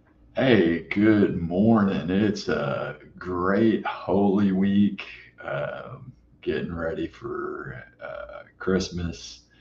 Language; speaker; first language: English; native; English